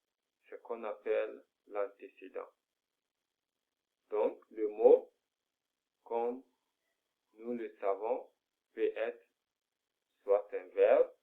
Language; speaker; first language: French; non-native, fluent; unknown